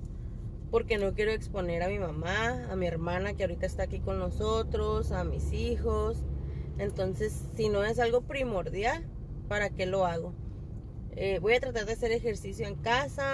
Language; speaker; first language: Spanish; native; Spanish